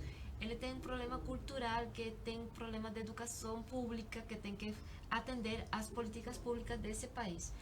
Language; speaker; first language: Portuguese; non-native, learner; Spanish